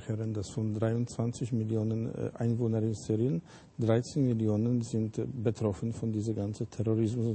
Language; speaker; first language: German; non-native, fluent; Polish